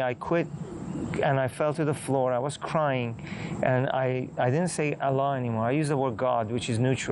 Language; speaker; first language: English; native; English